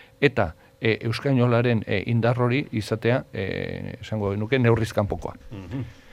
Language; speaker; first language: Basque; native; Basque